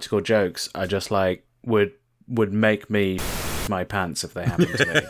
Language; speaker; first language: English; native; English